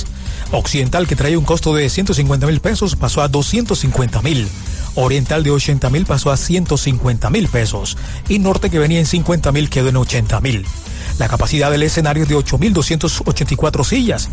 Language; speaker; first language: Spanish; native; Spanish